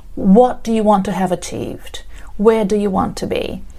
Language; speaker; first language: English; non-native, fluent; Portuguese